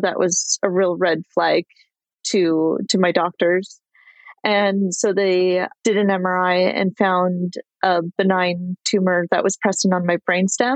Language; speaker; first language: English; native; English